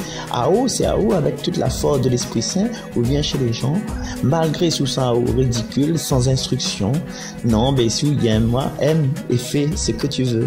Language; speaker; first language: French; non-native, learner; Réunion Creole French